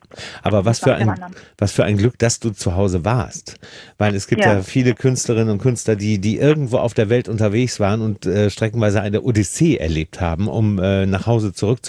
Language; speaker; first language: German; native; German